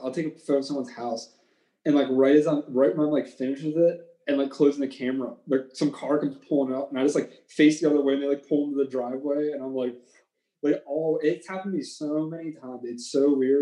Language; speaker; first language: English; native; English